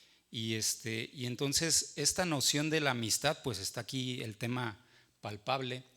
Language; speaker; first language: Spanish; native; Spanish